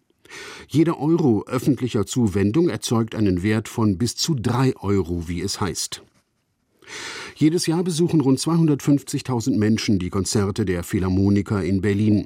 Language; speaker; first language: German; native; German